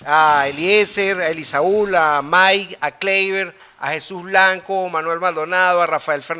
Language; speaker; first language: Spanish; native; Spanish